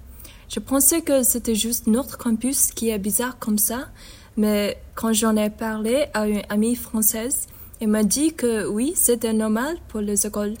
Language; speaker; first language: French; non-native, fluent; Chinese